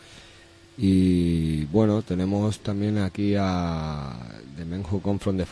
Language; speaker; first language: Spanish; native; Spanish